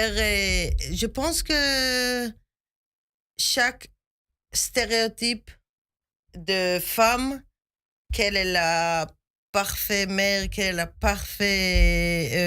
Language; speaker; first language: French; non-native, fluent; Hebrew